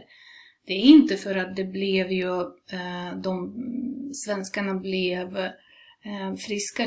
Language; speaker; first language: Swedish; non-native, fluent; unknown